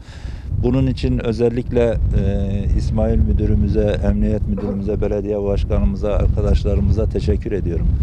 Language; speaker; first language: Turkish; native; Turkish